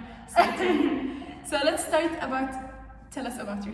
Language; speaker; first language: English; non-native, fluent; Arabic